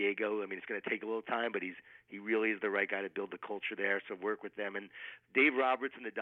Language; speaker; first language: English; native; English